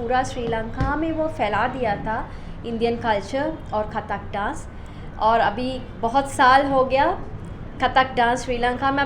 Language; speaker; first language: Hindi; non-native, learner; Sinhala